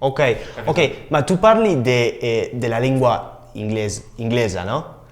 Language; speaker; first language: Italian; non-native, learner; English